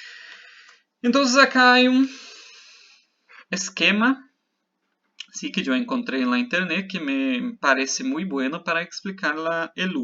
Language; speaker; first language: Spanish; non-native, fluent; Portuguese